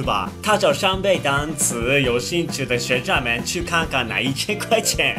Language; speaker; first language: Chinese; non-native, fluent; Japanese